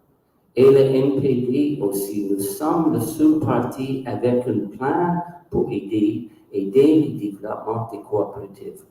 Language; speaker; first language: French; non-native, local second language; English